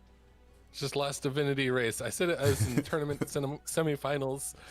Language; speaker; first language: English; native; English